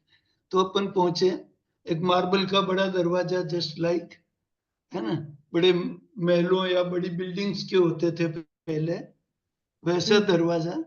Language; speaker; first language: Hindi; native; Hindi